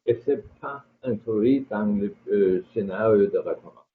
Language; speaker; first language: French; non-native, fluent; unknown